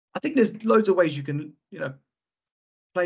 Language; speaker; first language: English; native; English